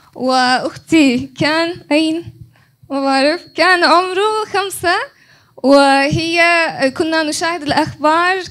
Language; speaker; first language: Arabic; non-native, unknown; Turkish